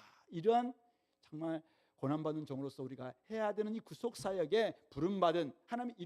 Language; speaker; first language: Korean; native; Korean